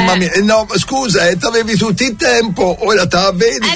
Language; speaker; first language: Italian; native; Italian